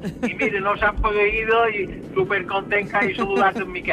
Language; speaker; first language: Catalan; native; Catalan